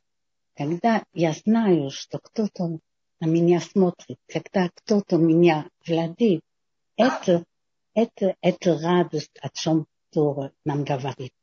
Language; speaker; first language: Russian; non-native, fluent; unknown